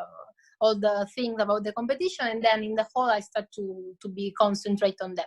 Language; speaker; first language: English; non-native, fluent; Italian